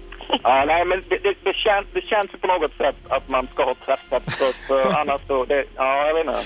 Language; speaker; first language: Swedish; native; Swedish